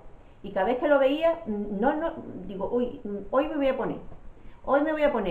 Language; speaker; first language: Spanish; native; Spanish